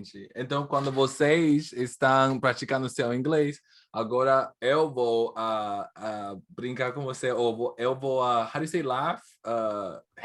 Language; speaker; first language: Portuguese; non-native, learner; English